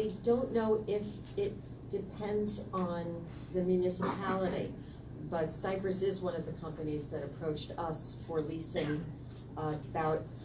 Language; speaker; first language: English; native; English